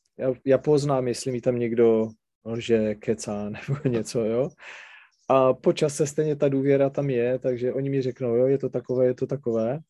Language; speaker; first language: Czech; non-native, local second language; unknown